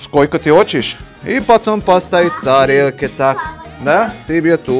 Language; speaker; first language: Russian; non-native, learner; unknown